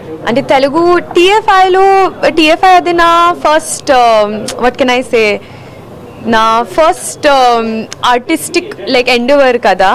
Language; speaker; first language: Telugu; non-native, learner; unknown